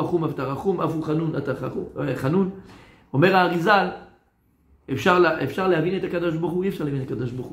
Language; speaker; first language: Hebrew; non-native, fluent; French